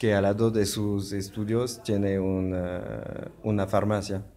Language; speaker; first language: Spanish; non-native, learner; French